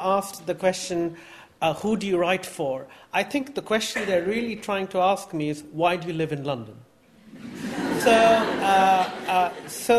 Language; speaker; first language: English; non-native, local second language; Bangla